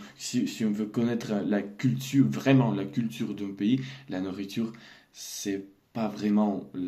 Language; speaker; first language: French; non-native, learner; Russian